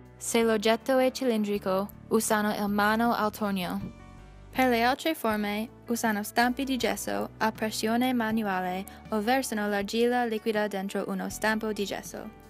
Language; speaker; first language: Italian; non-native, learner; English